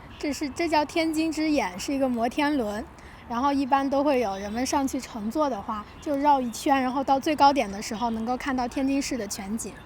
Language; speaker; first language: Chinese; native; Chinese